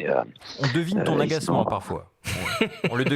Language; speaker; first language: French; native; French